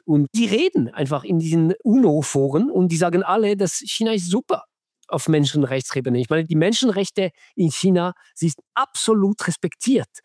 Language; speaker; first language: German; non-native, fluent; French